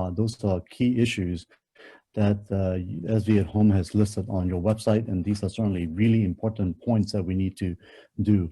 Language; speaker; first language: English; non-native, local second language; Cantonese